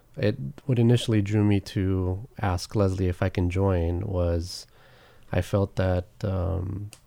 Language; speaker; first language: English; native; English